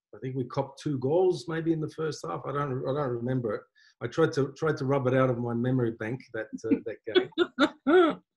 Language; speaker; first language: English; native; English